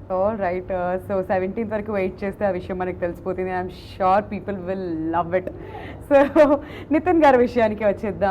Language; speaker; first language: Telugu; native; Telugu